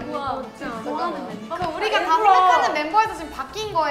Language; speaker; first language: Korean; native; Korean